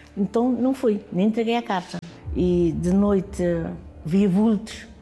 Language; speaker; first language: Portuguese; non-native, local second language; Kabuverdianu